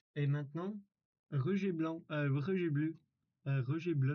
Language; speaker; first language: French; non-native, learner; English